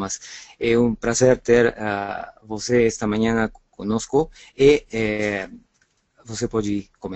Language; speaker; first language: Portuguese; non-native, fluent; Spanish